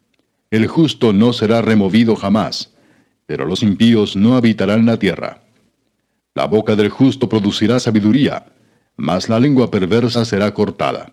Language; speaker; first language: Spanish; native; Spanish